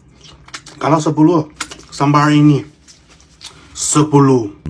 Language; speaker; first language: Indonesian; non-native, learner; Chinese